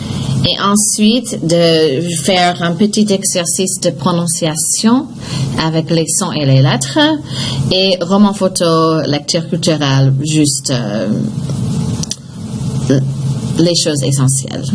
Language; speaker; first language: French; non-native, fluent; English